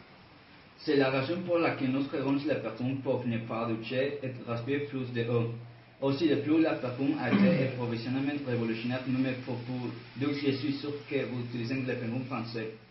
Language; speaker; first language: French; non-native, learner; Spanish